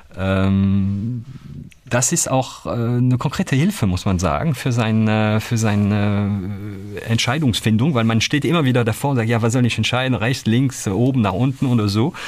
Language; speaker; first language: German; non-native, fluent; French